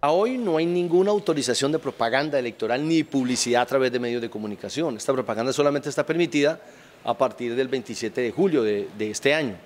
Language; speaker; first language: Spanish; native; Spanish